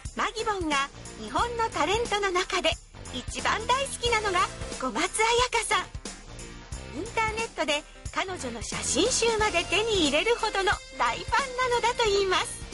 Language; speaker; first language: Japanese; native; Japanese